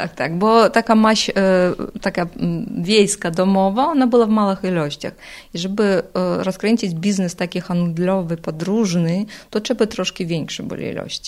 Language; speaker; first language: Polish; non-native, fluent; Russian